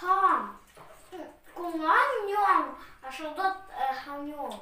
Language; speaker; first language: Vietnamese; early bilingual, heritage; Russian